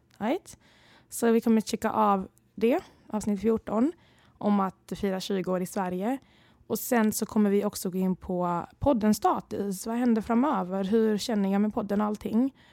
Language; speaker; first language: Swedish; early bilingual, other home language; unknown